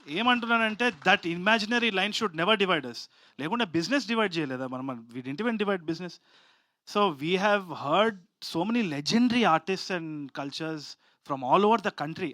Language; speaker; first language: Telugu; native; Telugu